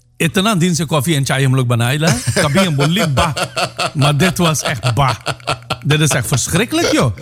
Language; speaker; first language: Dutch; native; Dutch